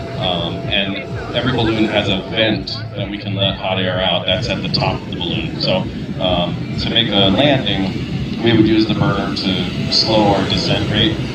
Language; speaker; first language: English; native; English